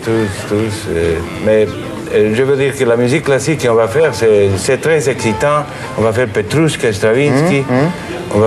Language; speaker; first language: French; non-native, fluent; English